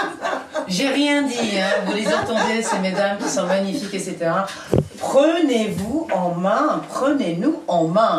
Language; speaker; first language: French; native; French